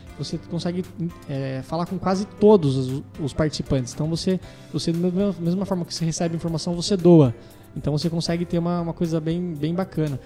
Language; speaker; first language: Portuguese; native; Portuguese